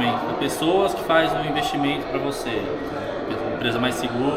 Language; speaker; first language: Portuguese; native; Portuguese